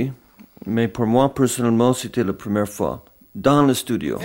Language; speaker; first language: French; non-native, fluent; English